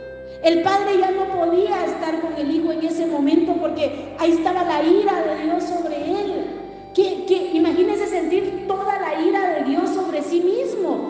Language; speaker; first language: Spanish; native; Spanish